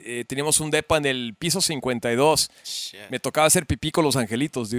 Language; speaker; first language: Spanish; early bilingual, heritage; Spanish